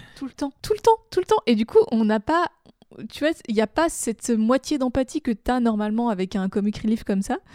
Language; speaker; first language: French; native; French